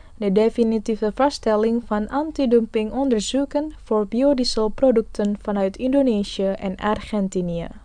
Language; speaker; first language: Dutch; non-native, fluent; Indonesian